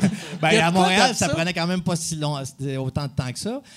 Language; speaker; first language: French; native; French